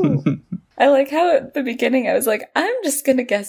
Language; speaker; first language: English; native; English